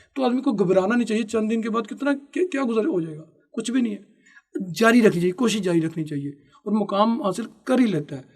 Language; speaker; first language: Urdu; non-native, local second language; Punjabi